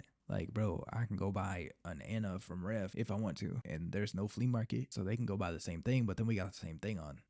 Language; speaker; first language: English; native; English